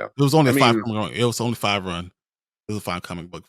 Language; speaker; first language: English; native; English